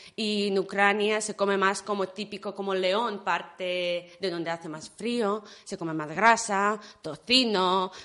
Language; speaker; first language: Spanish; non-native, fluent; Ukrainian